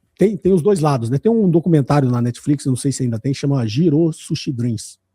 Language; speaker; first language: Portuguese; native; Portuguese